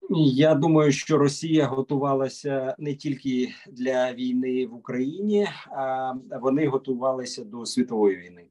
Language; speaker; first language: Ukrainian; native; Ukrainian